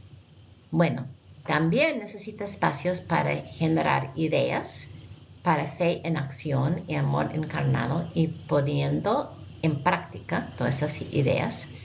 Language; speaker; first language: Spanish; non-native, fluent; English